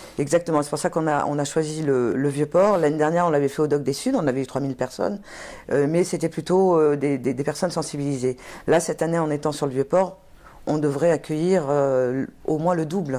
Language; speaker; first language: French; native; French